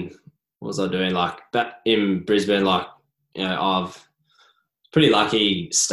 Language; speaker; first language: English; native; English